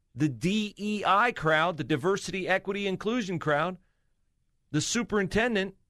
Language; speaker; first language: English; native; English